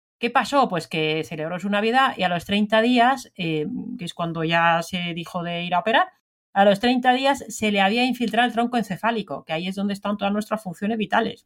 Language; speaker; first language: Spanish; non-native, fluent; Finnish